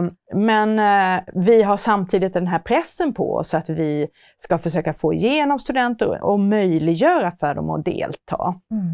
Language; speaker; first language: Swedish; native; Swedish